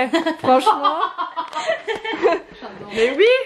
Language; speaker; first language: French; native; French